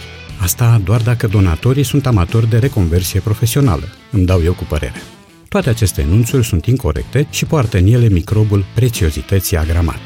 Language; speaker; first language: Romanian; native; Romanian